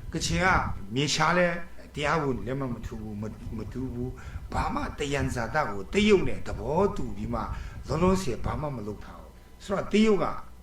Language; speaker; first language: Burmese; native; Burmese